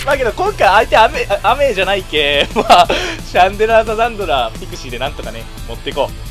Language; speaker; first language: Japanese; native; Japanese